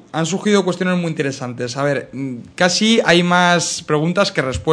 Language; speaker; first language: Spanish; native; Spanish